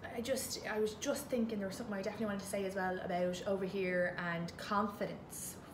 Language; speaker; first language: English; native; English